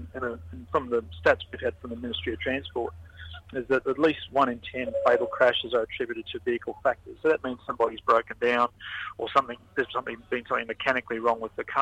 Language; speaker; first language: English; native; English